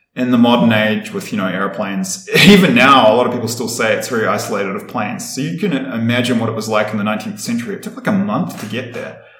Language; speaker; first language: English; native; English